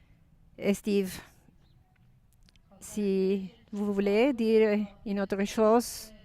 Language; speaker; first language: French; non-native, learner; Spanish